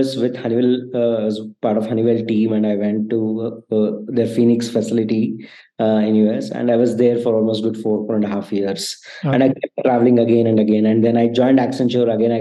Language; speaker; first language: English; non-native, local second language; Kannada